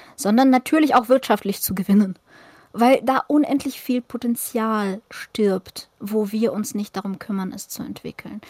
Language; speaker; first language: German; early bilingual, other home language; Russian